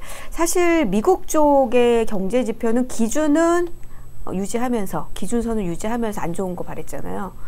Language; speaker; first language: Korean; native; Korean